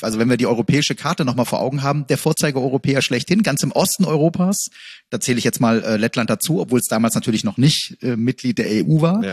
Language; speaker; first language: German; native; German